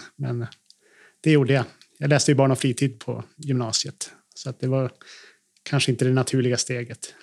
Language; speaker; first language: Swedish; native; Swedish